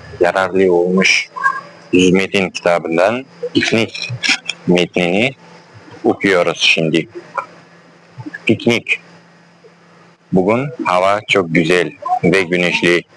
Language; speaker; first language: Turkish; non-native, fluent; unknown